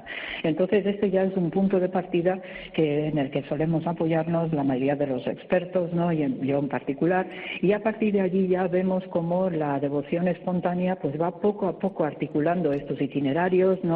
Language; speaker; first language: Spanish; native; Spanish